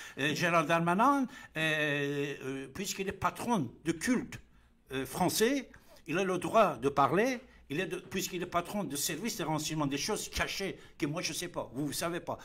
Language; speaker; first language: French; non-native, fluent; Persian